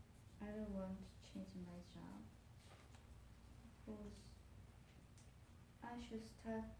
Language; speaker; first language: English; non-native, learner; Korean